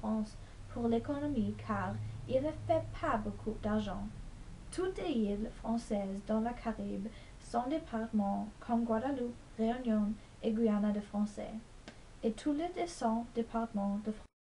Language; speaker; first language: French; non-native, learner; English